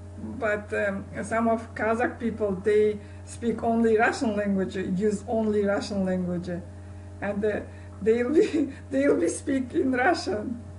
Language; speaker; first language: English; non-native, learner; Kazakh